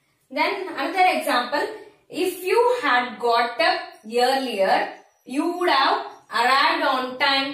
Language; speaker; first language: English; non-native, local second language; Tamil